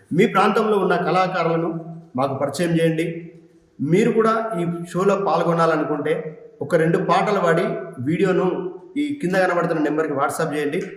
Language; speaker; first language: Telugu; native; Telugu